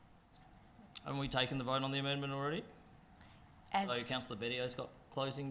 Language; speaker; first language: English; native; English